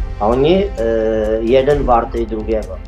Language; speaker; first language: Polish; non-native, fluent; Ukrainian